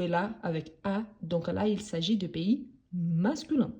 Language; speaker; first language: French; non-native, fluent; Portuguese